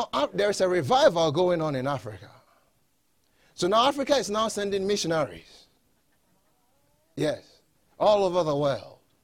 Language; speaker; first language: English; non-native, local second language; Akan